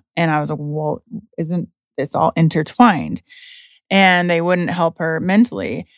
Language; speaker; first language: English; native; English